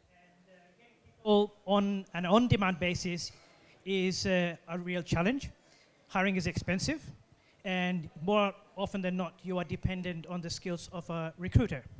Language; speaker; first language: English; non-native, fluent; Portuguese